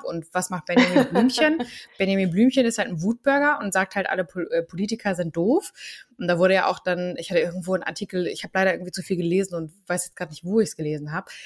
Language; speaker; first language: German; native; German